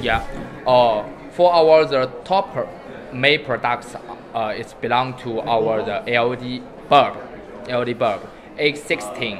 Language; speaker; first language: English; non-native, learner; Chinese